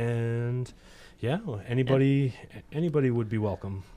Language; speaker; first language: English; native; English